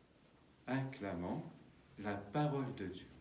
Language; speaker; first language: French; native; French